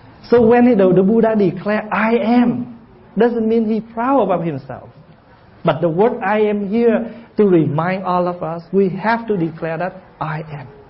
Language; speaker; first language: English; early bilingual, other home language; Vietnamese